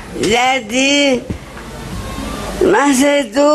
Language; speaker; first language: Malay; non-native, local second language; Chinese